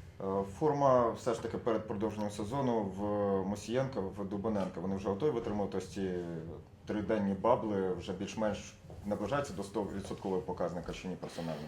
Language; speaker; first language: Ukrainian; native; Ukrainian